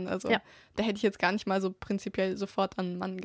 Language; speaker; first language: German; native; German